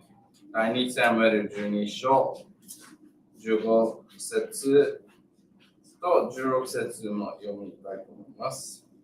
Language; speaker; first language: Japanese; non-native, learner; English